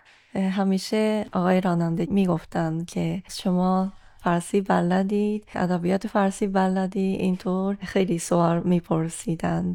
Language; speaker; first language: Persian; non-native, fluent; Japanese